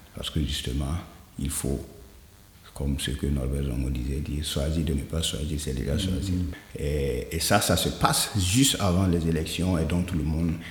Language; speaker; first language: French; non-native, local second language; Mossi